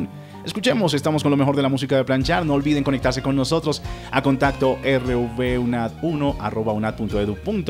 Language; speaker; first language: Spanish; native; Spanish